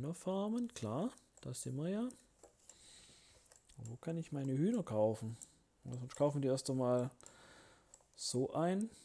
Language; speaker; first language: German; native; German